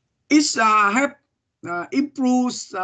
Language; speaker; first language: English; non-native, learner; Vietnamese